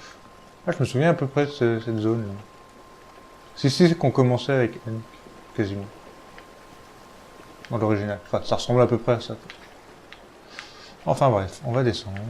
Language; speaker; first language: French; native; French